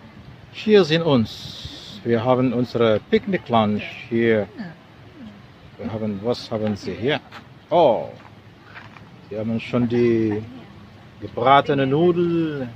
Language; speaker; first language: German; non-native, learner; Indonesian